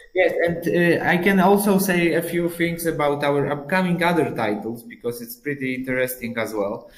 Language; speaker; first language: English; non-native, fluent; Polish